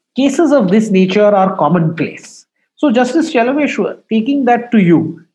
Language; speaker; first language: English; non-native, local second language; Bangla